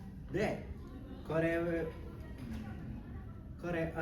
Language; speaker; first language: Japanese; non-native, learner; Indonesian